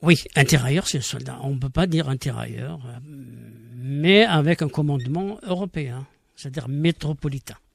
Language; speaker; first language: French; non-native, fluent; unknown